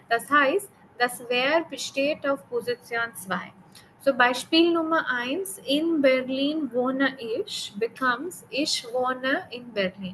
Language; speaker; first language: German; non-native, learner; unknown